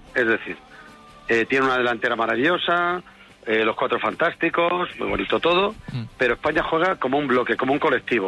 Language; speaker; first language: Spanish; native; Spanish